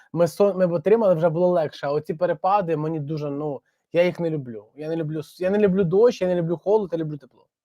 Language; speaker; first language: Ukrainian; non-native, local second language; Russian